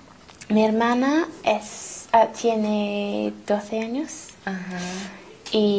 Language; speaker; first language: Spanish; non-native, learner; English